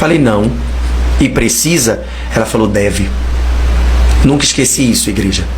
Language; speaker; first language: Portuguese; native; Portuguese